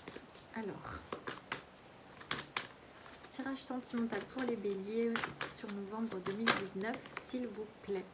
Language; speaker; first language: French; native; French